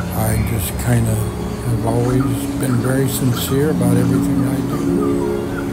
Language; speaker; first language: English; native; English